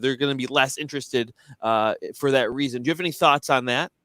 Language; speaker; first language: English; native; English